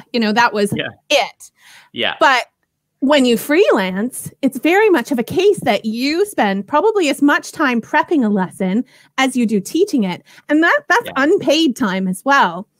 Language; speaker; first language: English; native; English